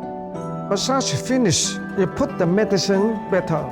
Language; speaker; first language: English; non-native, learner; Cantonese